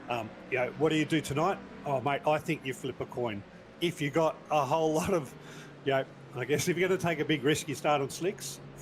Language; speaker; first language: English; native; English